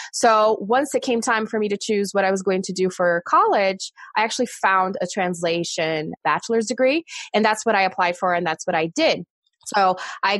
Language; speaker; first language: English; non-native, fluent; Portuguese